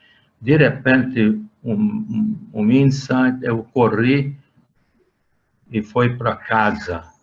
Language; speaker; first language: Portuguese; non-native, fluent; Hungarian